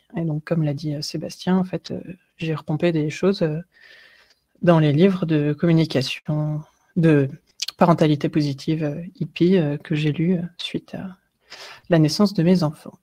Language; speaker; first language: French; native; French